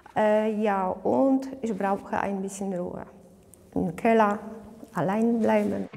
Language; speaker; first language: German; non-native, learner; Polish